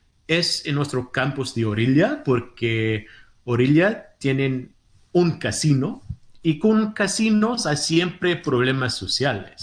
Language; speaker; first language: Spanish; non-native, fluent; Portuguese